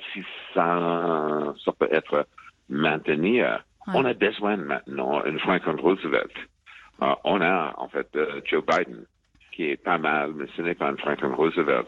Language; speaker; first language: French; non-native, fluent; English